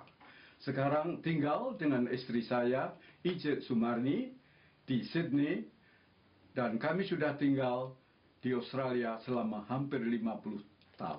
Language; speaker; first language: Indonesian; non-native, local second language; Javanese